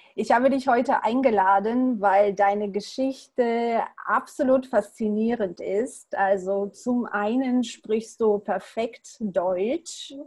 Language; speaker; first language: German; non-native, fluent; Bulgarian